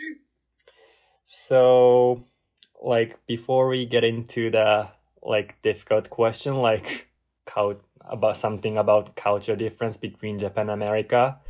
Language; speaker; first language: English; non-native, learner; Japanese